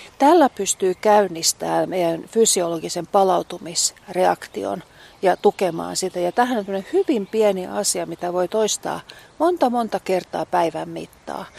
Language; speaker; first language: Finnish; native; Finnish